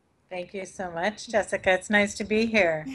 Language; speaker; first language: English; native; English